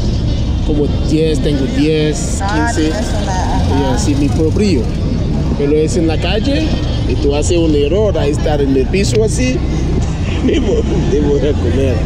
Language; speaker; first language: Spanish; non-native, learner; Haitian Creole